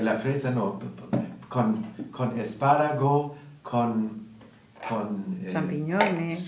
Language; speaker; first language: Spanish; non-native, learner; German